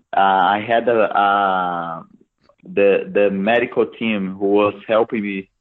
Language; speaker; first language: English; non-native, fluent; Portuguese